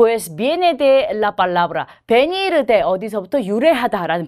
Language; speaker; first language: Spanish; non-native, fluent; Korean